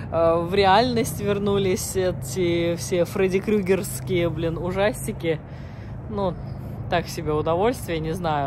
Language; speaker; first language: Russian; native; Russian